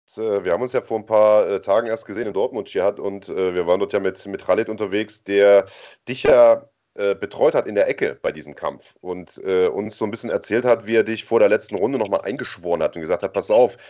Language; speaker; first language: German; native; German